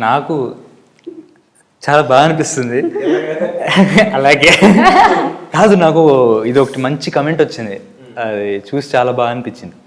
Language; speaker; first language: Telugu; native; Telugu